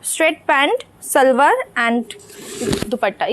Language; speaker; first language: Hindi; non-native, local second language; Bangla